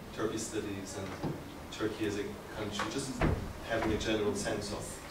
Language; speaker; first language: English; non-native, fluent; Turkish